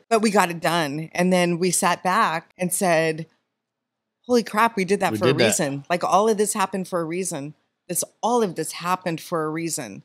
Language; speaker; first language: English; native; English